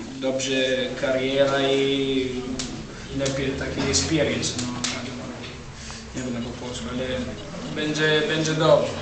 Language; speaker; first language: Polish; non-native, learner; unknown